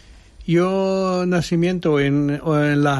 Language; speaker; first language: Spanish; non-native, learner; Dutch